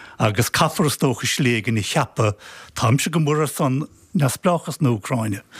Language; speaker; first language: Irish; native; Irish